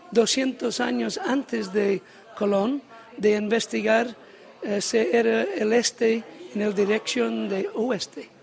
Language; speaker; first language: Spanish; non-native, learner; English